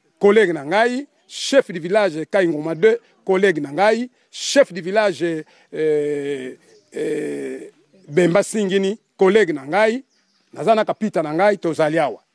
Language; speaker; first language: Lingala; non-native, local second language; Kongo